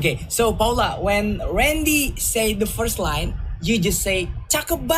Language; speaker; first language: English; non-native, learner; Indonesian